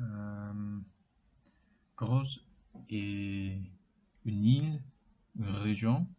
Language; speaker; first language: French; non-native, learner; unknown